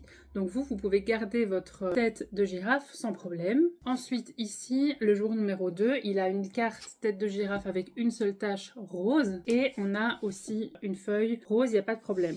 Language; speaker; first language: French; native; French